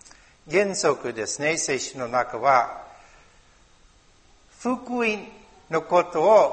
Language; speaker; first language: Japanese; non-native, learner; English